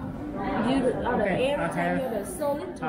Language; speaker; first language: English; non-native, learner; Vietnamese